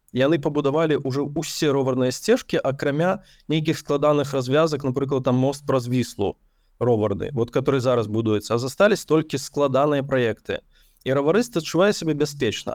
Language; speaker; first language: Belarusian; non-native, local second language; Russian